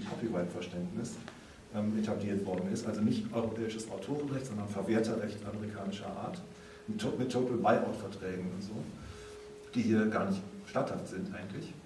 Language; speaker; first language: German; native; German